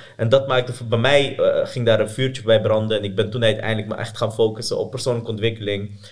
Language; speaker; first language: Dutch; early bilingual, other home language; Persian